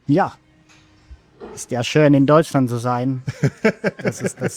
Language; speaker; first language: German; non-native, fluent; Finnish